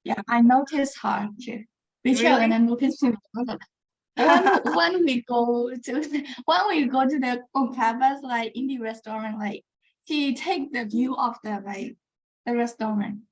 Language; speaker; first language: English; non-native, learner; Burmese